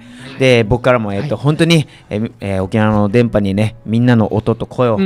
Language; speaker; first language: Japanese; native; Japanese